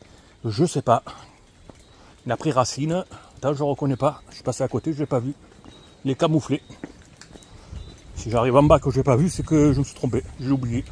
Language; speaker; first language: French; native; French